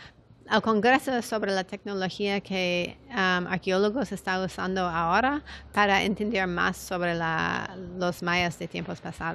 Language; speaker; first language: Spanish; non-native, fluent; English